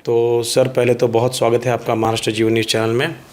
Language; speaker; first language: Hindi; non-native, local second language; Marathi